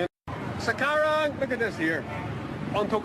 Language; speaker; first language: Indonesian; non-native, learner; English